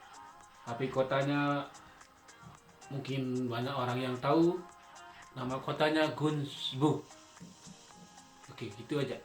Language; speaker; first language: Indonesian; non-native, local second language; Sasak